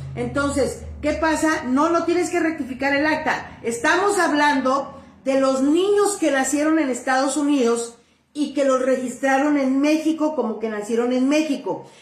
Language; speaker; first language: Spanish; native; Spanish